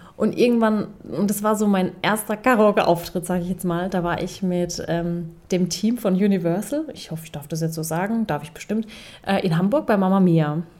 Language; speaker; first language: German; early bilingual, other home language; Turkish